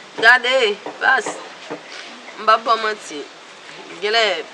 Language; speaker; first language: Haitian Creole; native; Haitian Creole